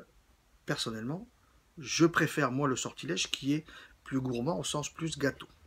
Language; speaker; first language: French; native; French